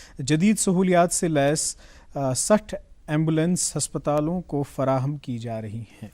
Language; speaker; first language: Urdu; non-native, local second language; Kashmiri